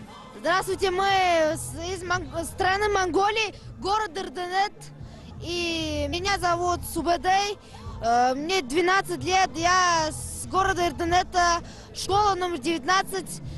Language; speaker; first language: Russian; non-native, fluent; Mongolian